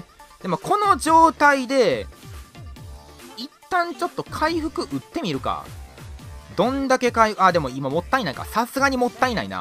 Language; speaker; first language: Japanese; native; Japanese